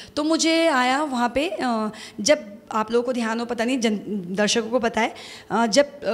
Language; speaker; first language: Hindi; native; Hindi